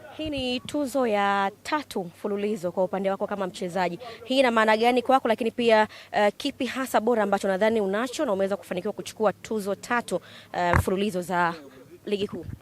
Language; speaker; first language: Swahili; native; Swahili